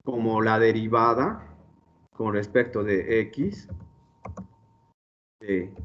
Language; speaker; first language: Spanish; native; Spanish